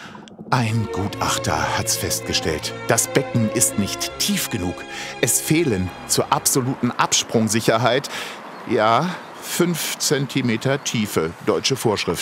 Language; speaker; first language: German; native; German